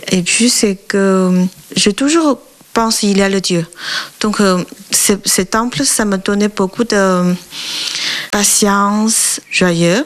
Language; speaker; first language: French; non-native, learner; Chinese